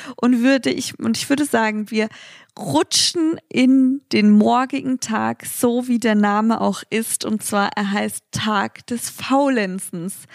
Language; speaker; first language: German; native; German